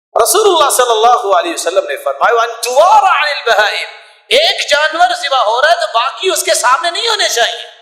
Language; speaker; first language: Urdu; non-native, local second language; Punjabi